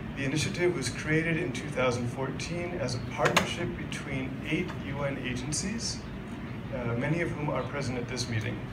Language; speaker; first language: English; native; English